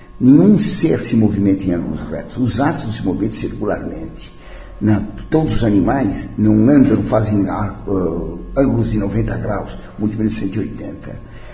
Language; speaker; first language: Portuguese; early bilingual, other home language; Italian